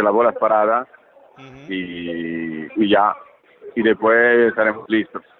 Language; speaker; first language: Spanish; early bilingual, heritage; Italian